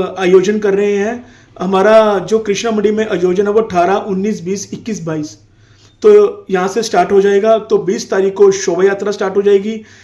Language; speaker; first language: Hindi; non-native, local second language; Punjabi